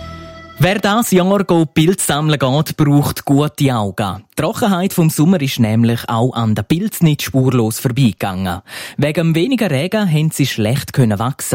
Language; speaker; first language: German; native; German